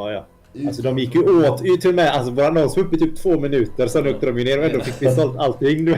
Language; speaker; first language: Swedish; native; Swedish